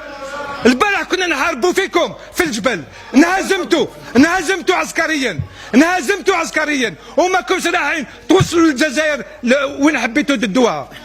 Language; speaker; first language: Arabic; non-native, local second language; Kabyle